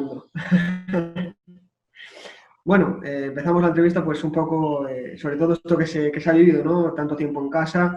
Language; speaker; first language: Spanish; native; Spanish